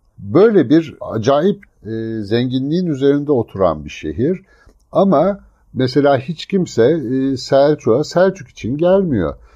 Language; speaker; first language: Turkish; native; Turkish